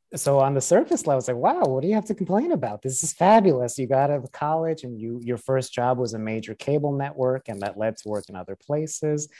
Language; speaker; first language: English; early bilingual, other home language; Spanish